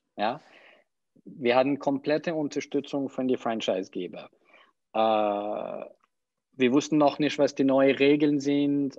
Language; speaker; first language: German; non-native, fluent; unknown